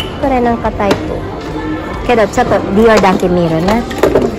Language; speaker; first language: Japanese; non-native, learner; Filipino